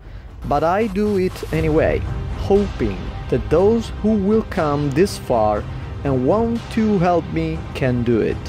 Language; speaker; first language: English; non-native, fluent; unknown